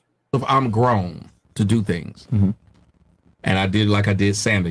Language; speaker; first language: English; native; English